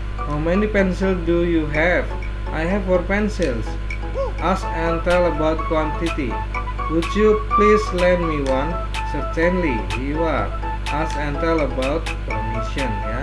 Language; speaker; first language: English; non-native, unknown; Indonesian